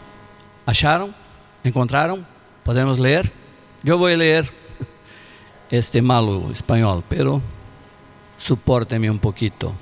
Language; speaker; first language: Spanish; non-native, learner; Portuguese